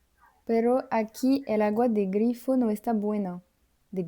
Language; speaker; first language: Spanish; non-native, learner; French